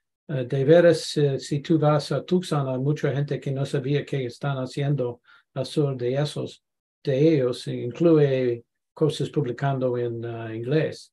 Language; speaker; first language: Spanish; non-native, learner; English